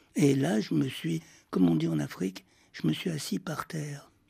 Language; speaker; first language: French; early bilingual, heritage; French